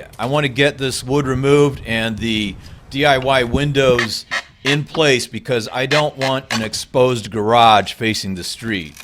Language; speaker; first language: English; native; English